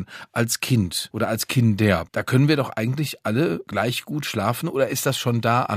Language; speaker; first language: German; native; German